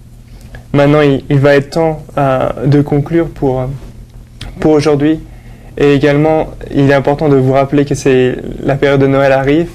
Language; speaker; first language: French; native; French